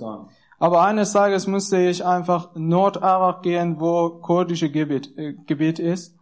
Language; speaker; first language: German; non-native, learner; Persian